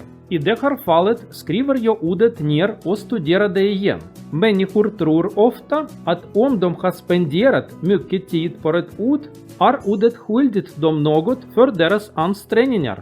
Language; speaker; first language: Swedish; non-native, learner; Russian